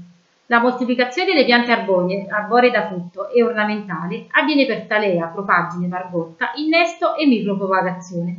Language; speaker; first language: Italian; native; Italian